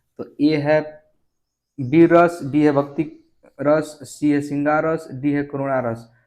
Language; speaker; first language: Hindi; native; Hindi